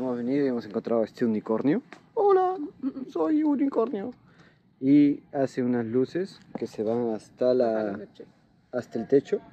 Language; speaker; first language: Spanish; native; Spanish